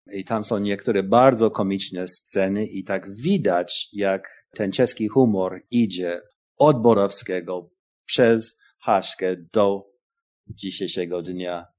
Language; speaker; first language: Polish; non-native, fluent; English